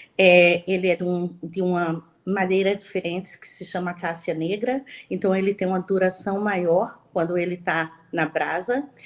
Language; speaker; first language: Portuguese; native; Portuguese